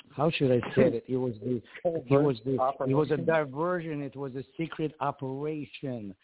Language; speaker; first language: English; non-native, fluent; Ukrainian